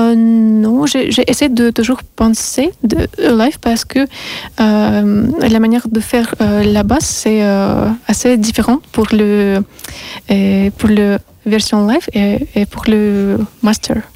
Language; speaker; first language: French; non-native, learner; Russian